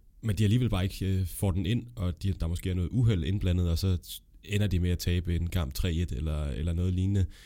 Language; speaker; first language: Danish; native; Danish